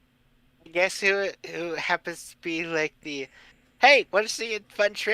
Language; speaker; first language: English; native; English